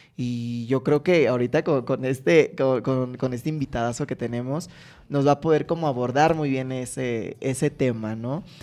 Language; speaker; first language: Spanish; native; Spanish